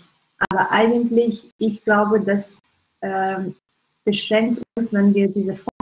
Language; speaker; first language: German; non-native, learner; Russian